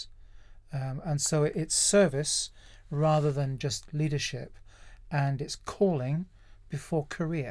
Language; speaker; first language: English; native; English